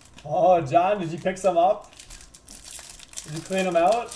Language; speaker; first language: English; native; English